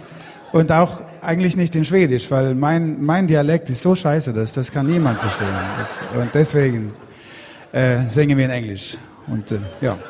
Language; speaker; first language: German; non-native, learner; Swedish